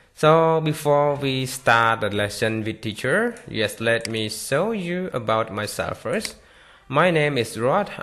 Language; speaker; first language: English; non-native, learner; Khmer